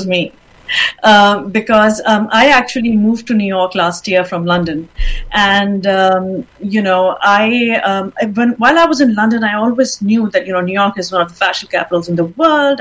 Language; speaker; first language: English; non-native, local second language; Urdu